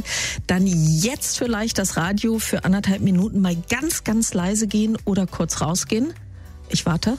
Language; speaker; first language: German; native; German